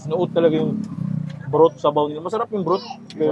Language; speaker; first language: Filipino; non-native, local second language; Cebuano